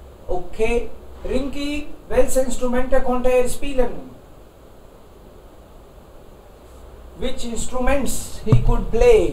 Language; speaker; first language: Hindi; native; Hindi